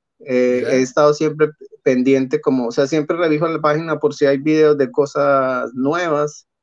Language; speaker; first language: Spanish; native; Spanish